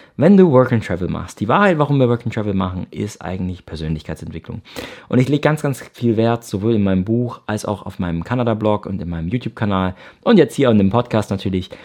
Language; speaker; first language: German; native; German